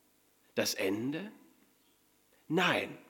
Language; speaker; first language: German; native; German